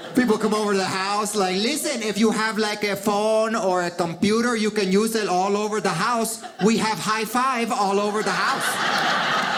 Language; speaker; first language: English; early bilingual, other home language; Spanish